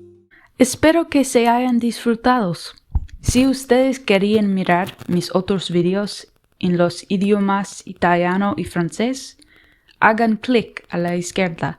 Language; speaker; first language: Spanish; non-native, learner; English